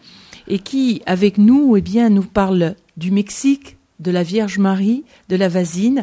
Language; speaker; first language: French; native; French